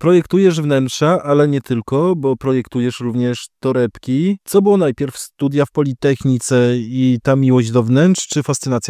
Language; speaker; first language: Polish; native; Polish